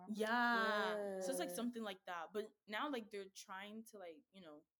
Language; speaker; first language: English; native; English